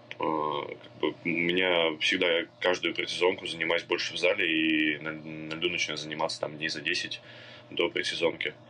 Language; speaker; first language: Russian; native; Russian